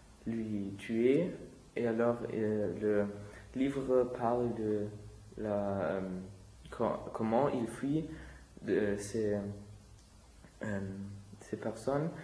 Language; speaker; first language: French; non-native, learner; German